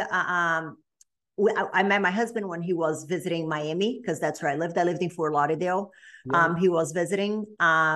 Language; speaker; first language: English; non-native, fluent; Portuguese